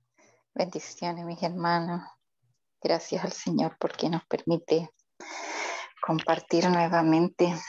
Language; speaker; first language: Spanish; native; Spanish